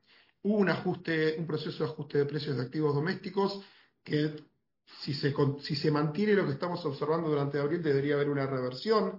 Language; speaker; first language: Spanish; native; Spanish